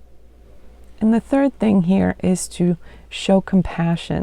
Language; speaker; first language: English; native; English